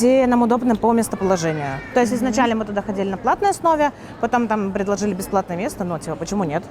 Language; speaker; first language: Russian; native; Russian